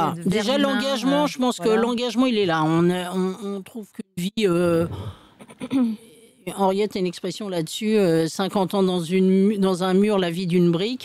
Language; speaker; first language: French; native; French